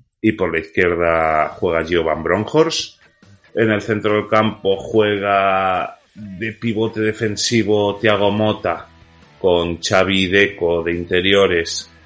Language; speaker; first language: Spanish; native; Spanish